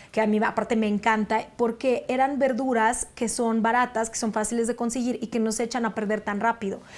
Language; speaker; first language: Spanish; non-native, fluent; Russian